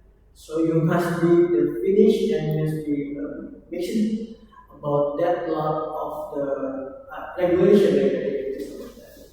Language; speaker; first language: English; non-native, learner; Indonesian